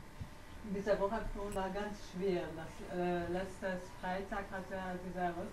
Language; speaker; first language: German; non-native, learner; Hungarian